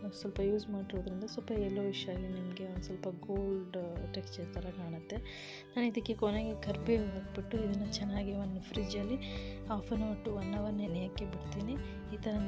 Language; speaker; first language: Kannada; native; Kannada